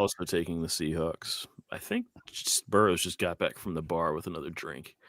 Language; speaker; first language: English; native; English